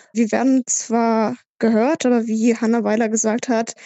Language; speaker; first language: German; native; German